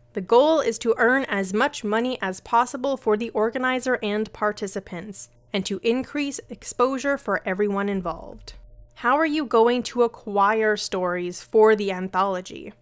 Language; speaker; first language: English; native; English